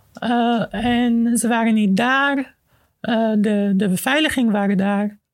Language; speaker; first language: Dutch; non-native, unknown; Arabic